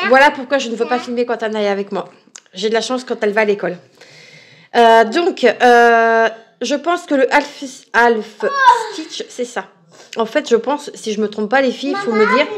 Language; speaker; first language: French; native; French